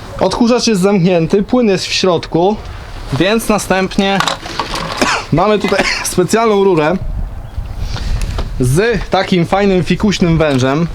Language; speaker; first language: Polish; native; Polish